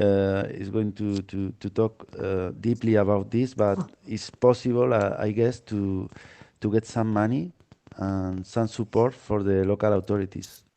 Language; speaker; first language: English; non-native, fluent; Spanish